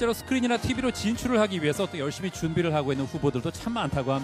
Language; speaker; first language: Korean; native; Korean